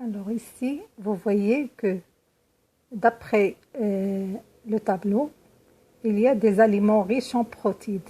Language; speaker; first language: French; non-native, local second language; Arabic